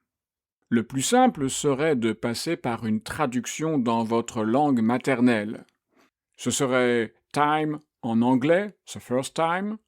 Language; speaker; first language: French; native; French